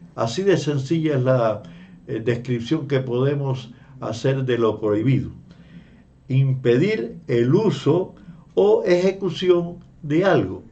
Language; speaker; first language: Spanish; native; Spanish